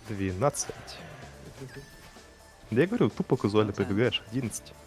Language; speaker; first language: Russian; native; Russian